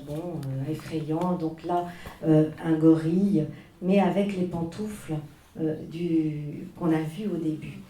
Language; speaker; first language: French; native; French